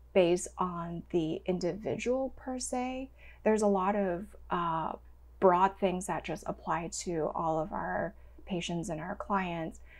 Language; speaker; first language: English; non-native, local second language; Cantonese